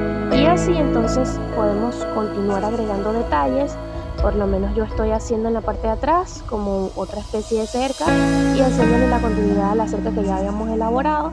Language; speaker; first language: Spanish; native; Spanish